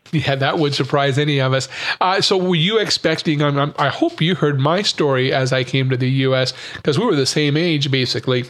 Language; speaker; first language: English; native; English